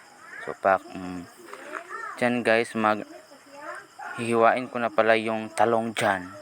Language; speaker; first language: Filipino; non-native, local second language; Cebuano